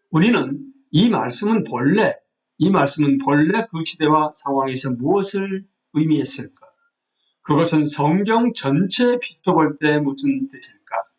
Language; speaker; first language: Korean; native; Korean